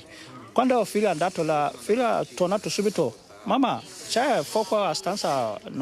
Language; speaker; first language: Italian; non-native, learner; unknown